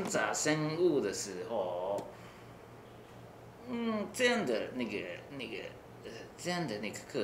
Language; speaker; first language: Chinese; non-native, learner; Japanese